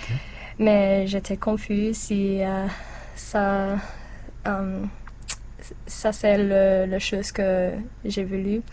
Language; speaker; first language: French; non-native, learner; English